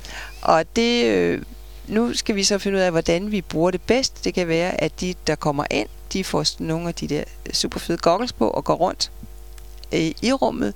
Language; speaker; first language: Danish; native; Danish